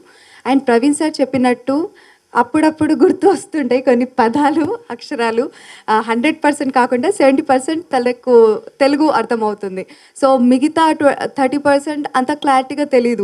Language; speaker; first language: Telugu; non-native, learner; Tamil